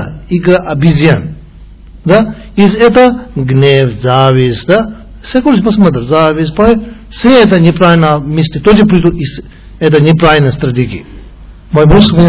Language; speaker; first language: Russian; non-native, learner; Tibetan